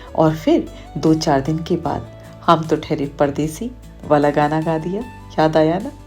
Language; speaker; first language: Hindi; native; Hindi